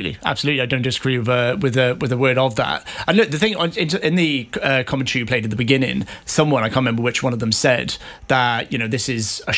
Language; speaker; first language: English; native; English